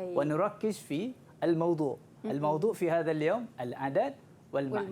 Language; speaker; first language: Arabic; non-native, fluent; Malay